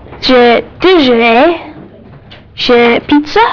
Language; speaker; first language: French; non-native, learner; English